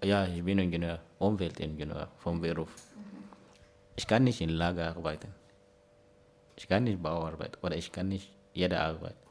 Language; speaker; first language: German; non-native, learner; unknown